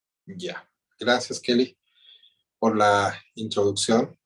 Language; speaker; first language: Spanish; native; Spanish